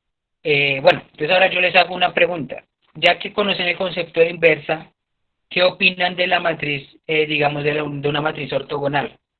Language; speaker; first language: Spanish; native; Spanish